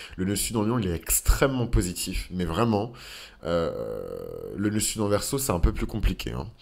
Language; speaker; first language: French; native; French